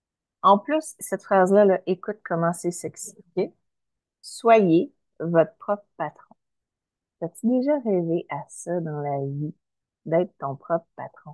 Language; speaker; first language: French; native; French